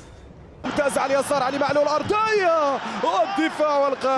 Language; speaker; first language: Arabic; native; Arabic